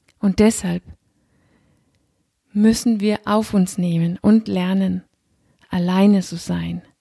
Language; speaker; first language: German; non-native, fluent; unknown